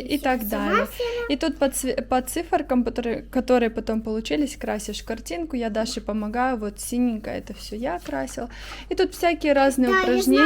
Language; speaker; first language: Russian; native; Russian